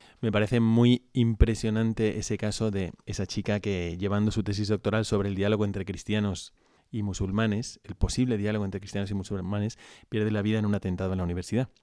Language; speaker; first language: Spanish; native; Spanish